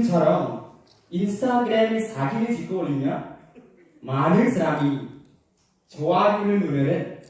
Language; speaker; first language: Korean; non-native, learner; Khmer